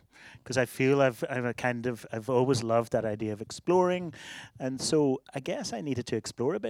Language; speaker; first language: English; native; English